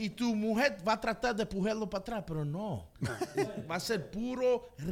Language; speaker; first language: Spanish; early bilingual, heritage; Spanish